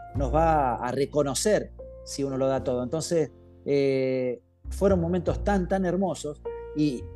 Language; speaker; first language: Spanish; native; Spanish